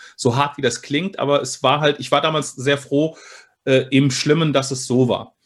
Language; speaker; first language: German; early bilingual, other home language; Spanish